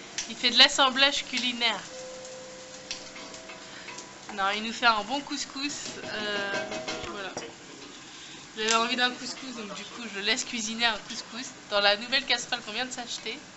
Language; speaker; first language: French; native; French